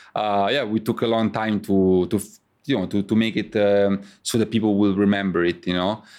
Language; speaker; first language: English; non-native, fluent; Italian